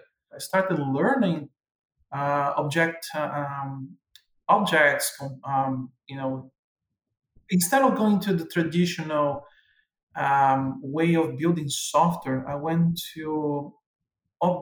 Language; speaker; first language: English; non-native, fluent; Portuguese